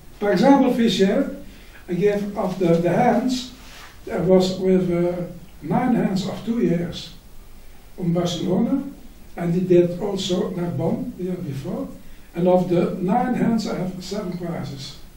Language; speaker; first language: English; non-native, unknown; Dutch